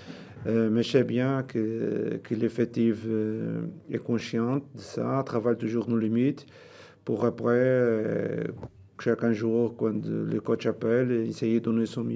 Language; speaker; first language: French; non-native, learner; Portuguese